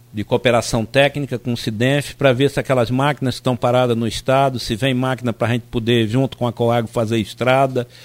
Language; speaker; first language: Portuguese; native; Portuguese